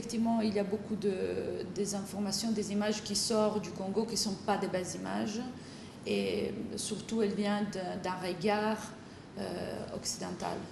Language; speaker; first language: French; non-native, fluent; Italian